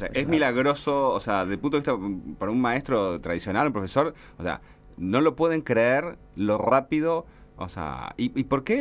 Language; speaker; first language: Spanish; native; Spanish